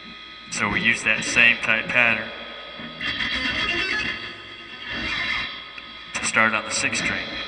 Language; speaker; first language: English; native; English